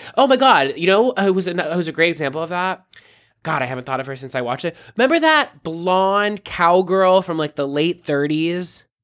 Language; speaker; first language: English; native; English